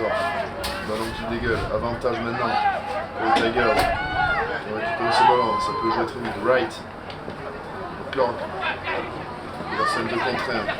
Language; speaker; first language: French; native; French